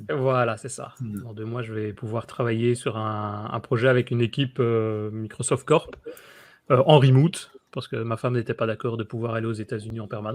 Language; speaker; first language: French; native; French